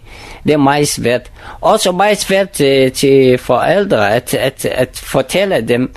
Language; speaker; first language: Danish; non-native, learner; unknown